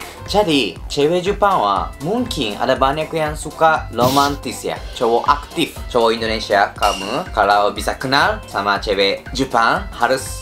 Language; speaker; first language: Indonesian; non-native, learner; Japanese